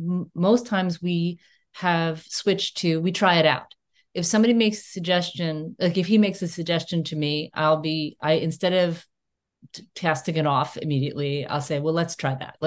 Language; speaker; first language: English; native; English